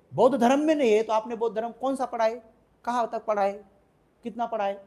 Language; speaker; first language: Hindi; non-native, local second language; Marathi